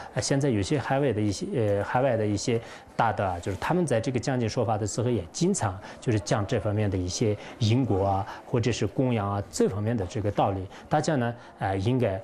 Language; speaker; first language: Chinese; non-native, local second language; Tibetan